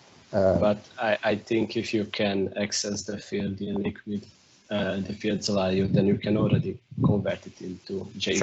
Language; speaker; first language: English; non-native, fluent; Hungarian